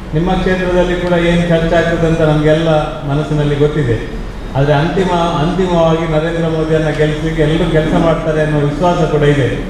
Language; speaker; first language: Kannada; native; Kannada